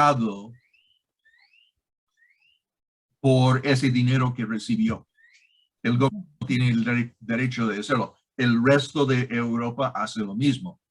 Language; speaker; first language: Spanish; non-native, fluent; English